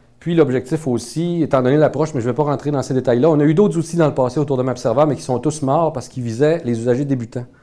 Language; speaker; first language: French; native; French